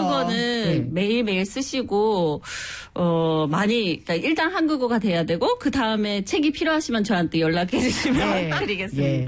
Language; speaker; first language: Korean; non-native, fluent; English